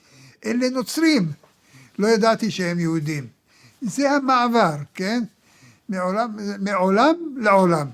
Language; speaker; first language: Hebrew; early bilingual, other home language; Arabic